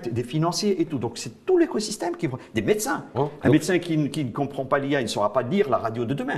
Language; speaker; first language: French; non-native, local second language; Arabic